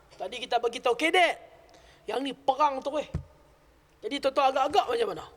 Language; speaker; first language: Malay; native; Malay